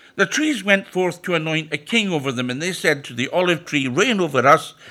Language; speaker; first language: English; native; English